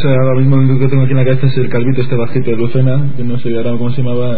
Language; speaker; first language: Spanish; native; Spanish